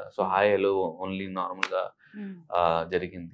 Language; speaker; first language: Telugu; non-native, local second language; Hindi